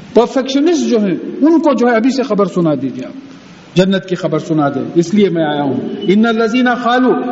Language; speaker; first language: Urdu; native; Urdu